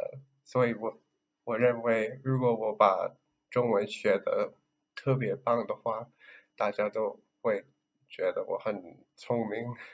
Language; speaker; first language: Chinese; non-native, learner; English